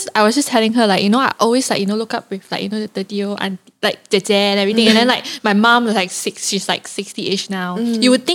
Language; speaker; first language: English; non-native, local second language; Cantonese